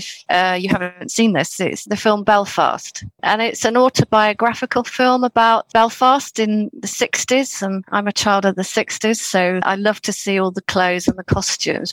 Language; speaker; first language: English; native; English